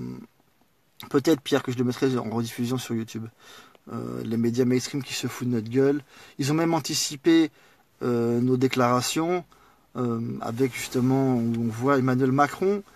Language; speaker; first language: French; native; French